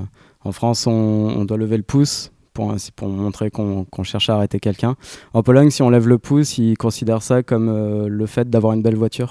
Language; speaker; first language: French; native; French